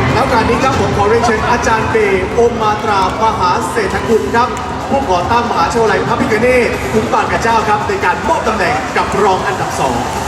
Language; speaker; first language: Thai; native; Thai